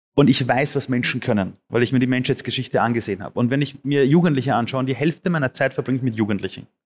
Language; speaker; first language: German; early bilingual, other home language; Persian